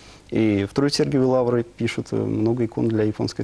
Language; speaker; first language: Russian; native; Russian